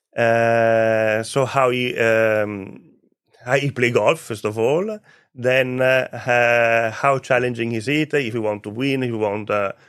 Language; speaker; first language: English; non-native, learner; Italian